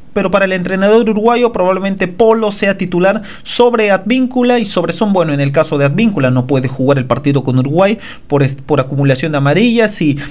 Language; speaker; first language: Spanish; native; Spanish